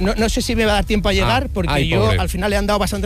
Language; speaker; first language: Spanish; native; Spanish